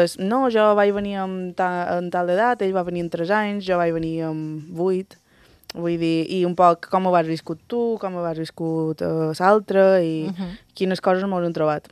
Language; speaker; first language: Catalan; early bilingual, other home language; Spanish